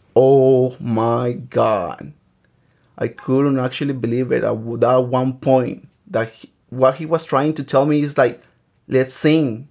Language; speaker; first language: English; early bilingual, other home language; Spanish